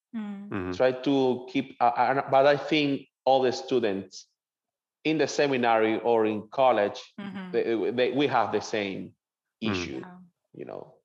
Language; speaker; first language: English; non-native, learner; Spanish